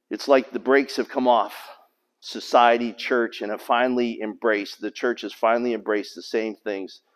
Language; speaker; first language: English; native; English